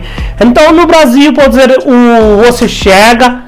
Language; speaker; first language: Portuguese; non-native, learner; Hindi